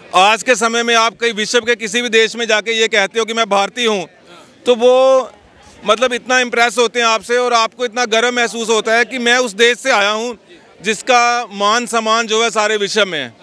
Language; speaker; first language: Hindi; native; Hindi